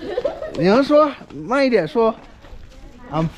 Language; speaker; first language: Chinese; non-native, fluent; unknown